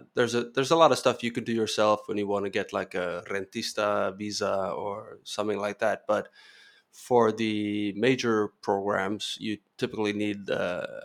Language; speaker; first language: English; non-native, fluent; Norwegian